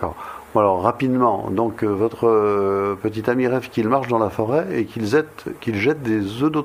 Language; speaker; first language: French; native; French